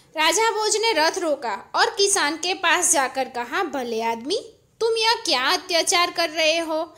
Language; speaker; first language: Hindi; non-native, local second language; Gujarati